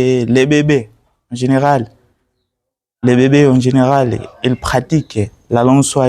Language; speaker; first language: French; non-native, learner; Swahili